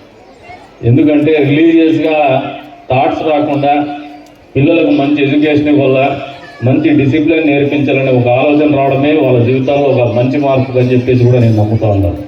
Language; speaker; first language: Telugu; native; Telugu